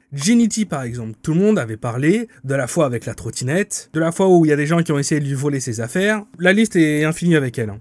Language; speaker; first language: French; native; French